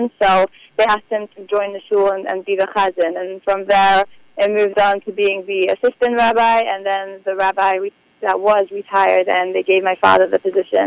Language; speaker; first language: English; native; English